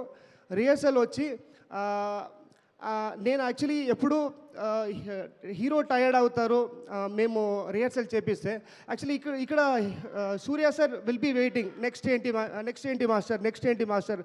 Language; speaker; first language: Telugu; non-native, learner; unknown